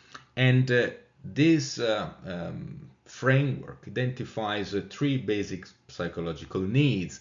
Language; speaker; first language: English; non-native, fluent; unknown